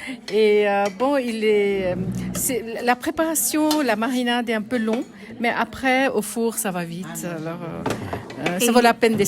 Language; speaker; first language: French; non-native, fluent; Bangla